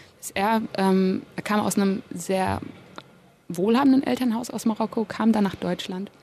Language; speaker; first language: German; native; German